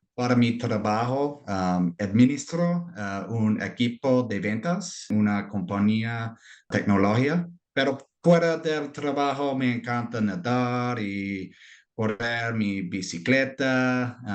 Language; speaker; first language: Spanish; non-native, learner; English